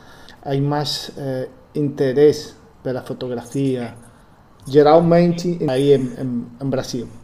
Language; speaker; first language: Portuguese; non-native, learner; Spanish